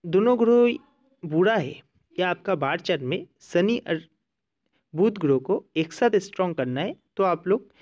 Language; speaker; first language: Hindi; non-native, local second language; Bangla